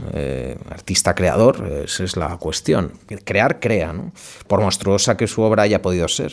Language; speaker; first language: Spanish; native; Spanish